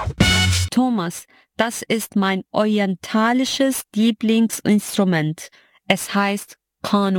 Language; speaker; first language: German; non-native, fluent; Arabic